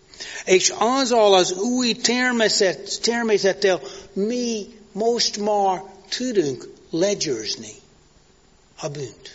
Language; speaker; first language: Hungarian; non-native, fluent; English